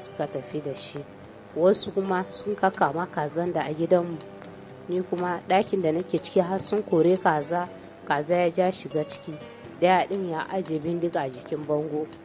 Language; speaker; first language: Hausa; non-native, local second language; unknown